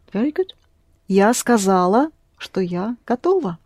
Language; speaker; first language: Russian; non-native, fluent; English